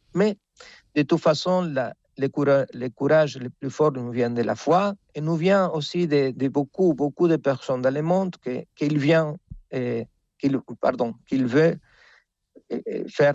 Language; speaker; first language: French; non-native, fluent; Spanish